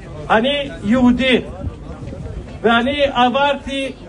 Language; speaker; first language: Hebrew; non-native, fluent; Azerbaijani